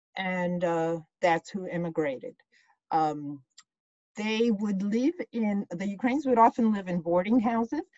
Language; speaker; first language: English; early bilingual, other home language; Ukrainian